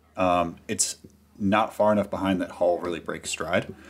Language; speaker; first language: English; native; English